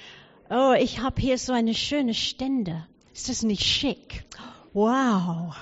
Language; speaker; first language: German; non-native, fluent; English